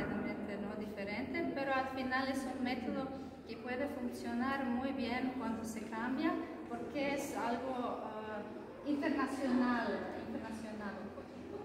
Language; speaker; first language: Spanish; non-native, fluent; Croatian